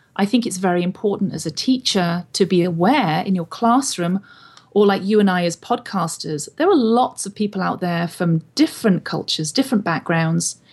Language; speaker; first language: English; native; English